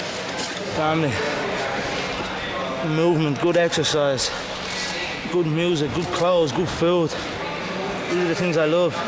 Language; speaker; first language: English; native; English